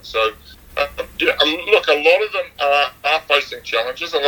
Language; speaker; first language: English; native; English